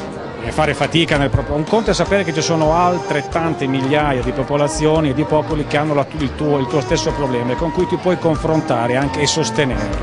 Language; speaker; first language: Italian; native; Italian